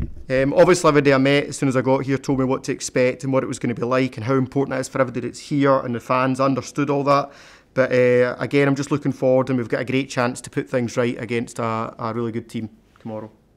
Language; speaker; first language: English; native; English